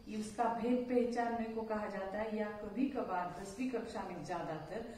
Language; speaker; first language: Hindi; non-native, local second language; Marathi